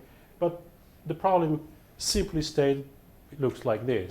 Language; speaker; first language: English; non-native, fluent; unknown